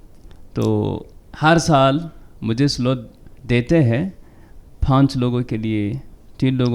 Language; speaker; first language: Hindi; non-native, fluent; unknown